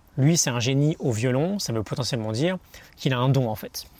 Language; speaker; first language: French; native; French